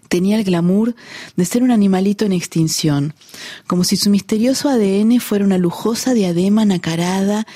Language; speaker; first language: Spanish; native; Spanish